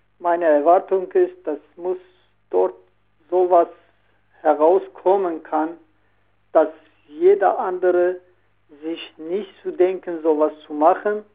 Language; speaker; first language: German; non-native, learner; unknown